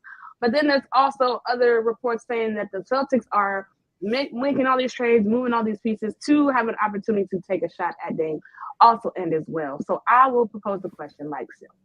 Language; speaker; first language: English; native; English